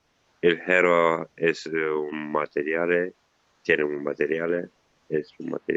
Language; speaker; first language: Spanish; non-native, learner; Italian